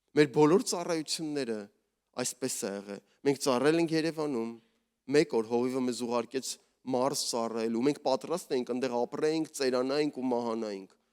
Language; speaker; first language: Armenian; native; Armenian